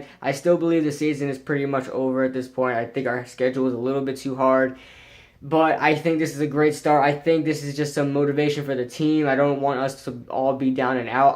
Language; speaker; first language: English; native; English